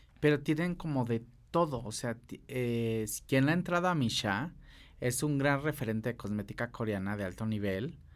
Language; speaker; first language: Spanish; native; Spanish